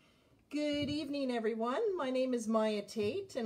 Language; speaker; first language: English; native; English